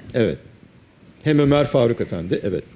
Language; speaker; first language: Turkish; native; Turkish